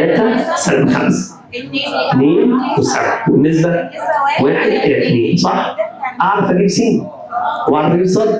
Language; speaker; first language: Arabic; native; Arabic